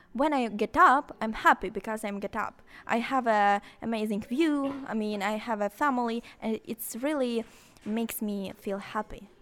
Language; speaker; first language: English; non-native, learner; Ukrainian